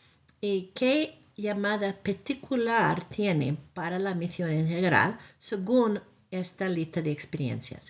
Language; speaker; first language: Spanish; non-native, fluent; English